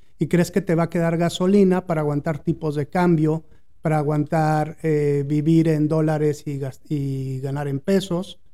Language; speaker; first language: Spanish; native; Spanish